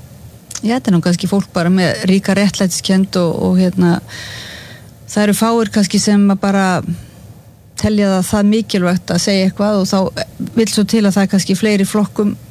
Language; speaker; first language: Icelandic; native; Icelandic